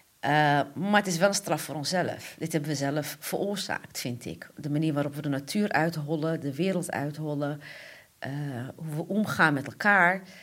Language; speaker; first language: Dutch; early bilingual, other home language; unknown